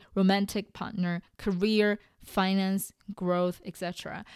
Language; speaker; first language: English; non-native, fluent; Chinese